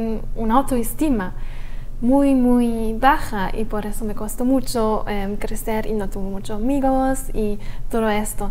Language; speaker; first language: Spanish; non-native, fluent; German